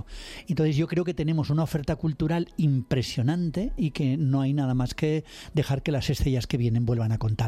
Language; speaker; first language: Spanish; native; Spanish